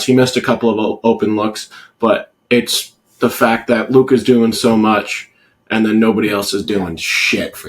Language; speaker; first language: English; native; English